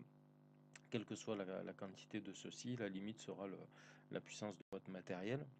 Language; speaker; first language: French; native; French